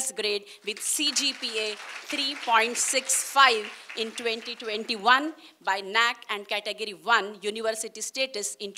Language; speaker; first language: English; non-native, local second language; Marathi